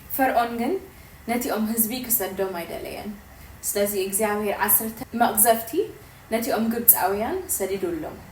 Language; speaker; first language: Tigrinya; early bilingual, heritage; Tigrinya